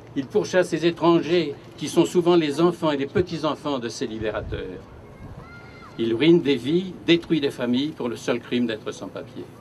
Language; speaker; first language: French; native; French